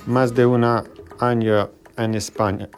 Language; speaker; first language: Spanish; non-native, learner; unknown